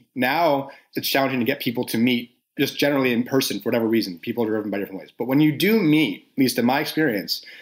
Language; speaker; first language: English; native; English